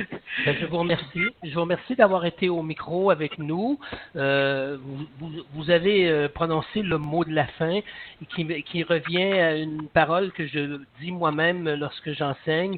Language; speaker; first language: French; native; French